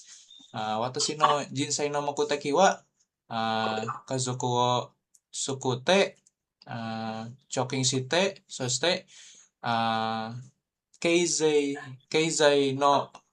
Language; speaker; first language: Japanese; non-native, learner; Indonesian